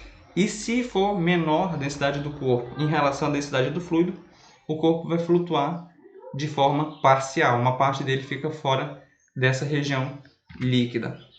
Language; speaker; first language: Portuguese; native; Portuguese